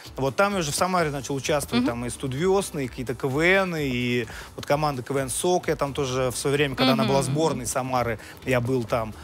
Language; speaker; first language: Russian; native; Russian